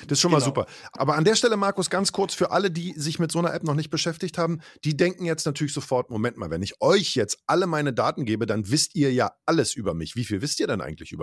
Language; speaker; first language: German; native; German